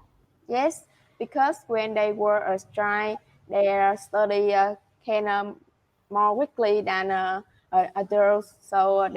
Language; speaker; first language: English; non-native, learner; Vietnamese